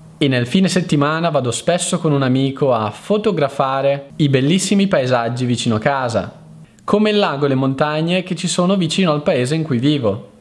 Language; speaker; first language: Italian; native; Italian